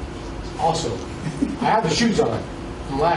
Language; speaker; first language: English; native; English